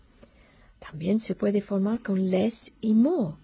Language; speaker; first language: Spanish; non-native, fluent; English